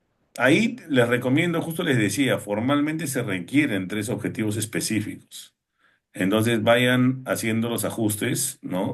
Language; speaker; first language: Spanish; native; Spanish